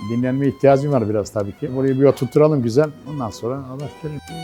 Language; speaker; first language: Turkish; non-native, fluent; Bosnian